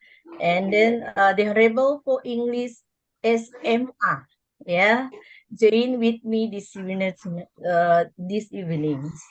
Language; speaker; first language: English; non-native, learner; Indonesian